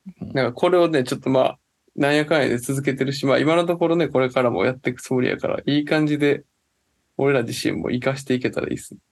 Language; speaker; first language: Japanese; native; Japanese